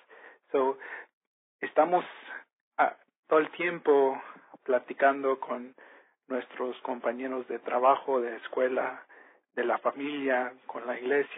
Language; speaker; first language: Spanish; early bilingual, heritage; Spanish